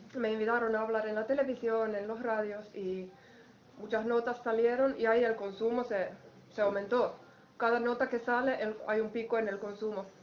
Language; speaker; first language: Spanish; non-native, fluent; Finnish